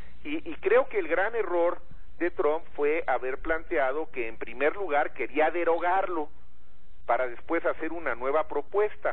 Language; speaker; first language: Spanish; native; Spanish